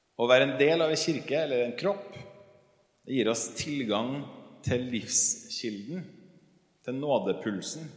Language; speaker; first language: Norwegian; native; Norwegian